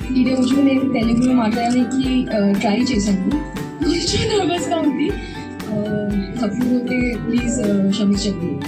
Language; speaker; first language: Telugu; non-native, learner; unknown